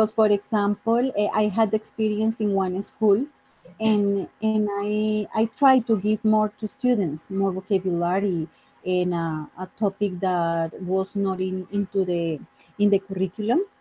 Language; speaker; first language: English; non-native, fluent; Spanish